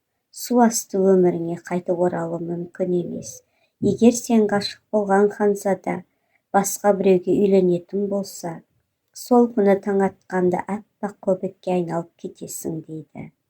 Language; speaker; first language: Kazakh; native; Kazakh